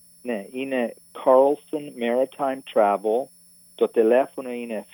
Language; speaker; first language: Greek; early bilingual, heritage; Greek